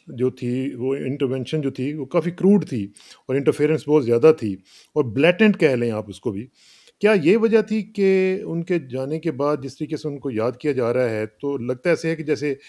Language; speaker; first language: Urdu; non-native, local second language; Punjabi